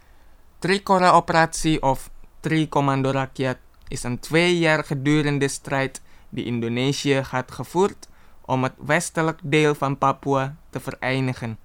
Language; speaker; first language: Dutch; non-native, fluent; Indonesian